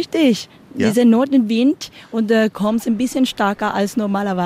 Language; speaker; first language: German; non-native, learner; Spanish